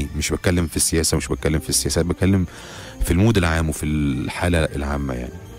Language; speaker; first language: Arabic; native; Arabic